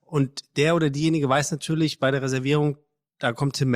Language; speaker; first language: German; native; German